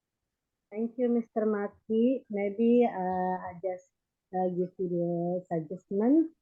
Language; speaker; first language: English; non-native, learner; Indonesian